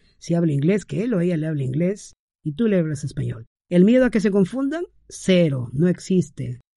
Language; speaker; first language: Spanish; native; Spanish